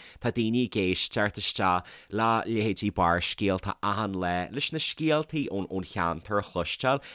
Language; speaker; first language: Irish; native; Irish